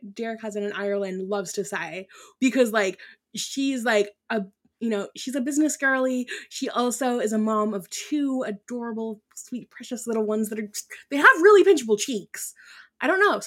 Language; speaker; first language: English; non-native, local second language; Irish